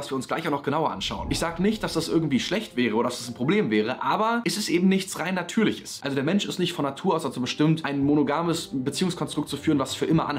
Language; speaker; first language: German; native; German